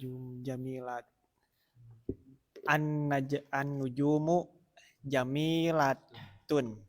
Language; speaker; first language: Arabic; non-native, learner; Indonesian